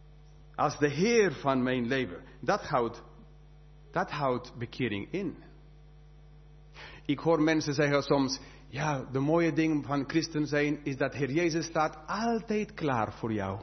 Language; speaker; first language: Dutch; non-native, fluent; English